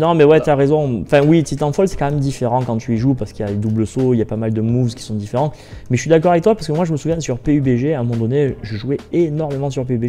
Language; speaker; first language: French; native; French